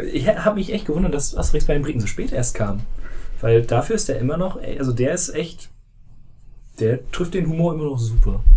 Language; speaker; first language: German; native; German